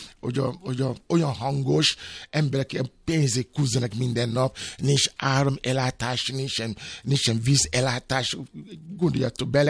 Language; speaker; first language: Hungarian; non-native, learner; Yoruba